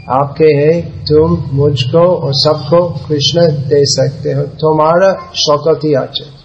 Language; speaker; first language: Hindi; non-native, fluent; English